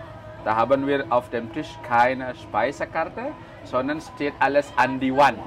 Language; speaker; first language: German; non-native, fluent; Balinese